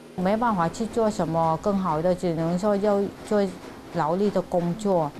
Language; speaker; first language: Chinese; non-native, fluent; Vietnamese